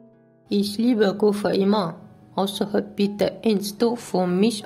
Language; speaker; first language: German; non-native, learner; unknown